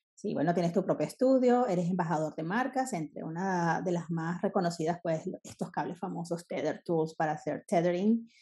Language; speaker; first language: Spanish; native; Spanish